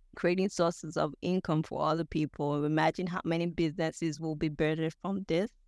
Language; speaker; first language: English; non-native, local second language; Yoruba